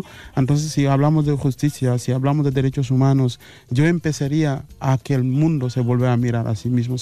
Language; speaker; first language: Spanish; non-native, fluent; Mandingo